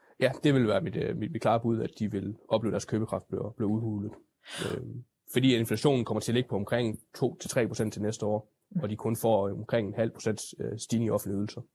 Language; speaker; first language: Danish; native; Danish